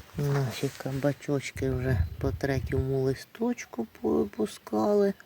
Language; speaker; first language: Ukrainian; native; Ukrainian